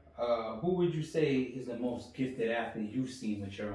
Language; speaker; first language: English; native; English